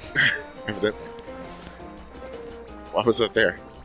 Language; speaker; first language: English; native; English